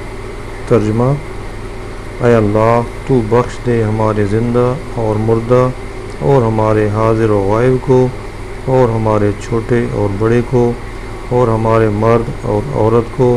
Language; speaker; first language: Urdu; native; Urdu